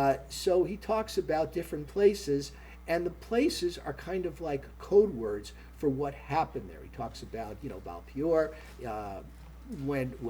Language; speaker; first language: English; native; English